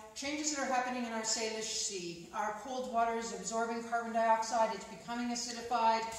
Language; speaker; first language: English; native; English